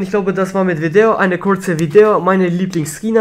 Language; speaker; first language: German; non-native, learner; Albanian